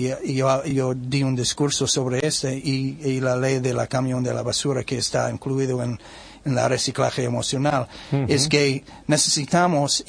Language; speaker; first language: Spanish; non-native, learner; English